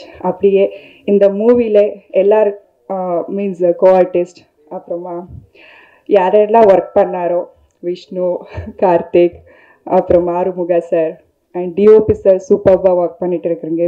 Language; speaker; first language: Tamil; native; Tamil